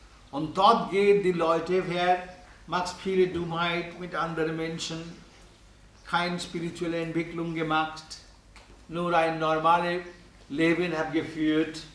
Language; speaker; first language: German; non-native, learner; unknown